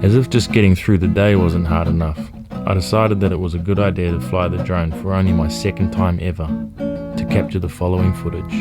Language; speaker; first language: English; native; English